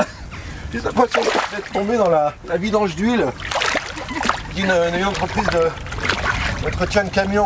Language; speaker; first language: French; native; French